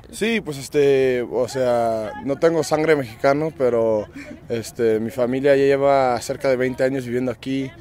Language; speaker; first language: Spanish; early bilingual, other home language; English